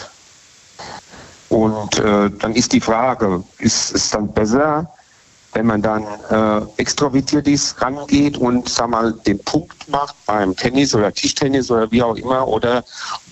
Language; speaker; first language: German; native; German